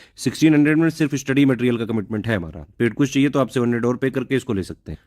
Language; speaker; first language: Hindi; native; Hindi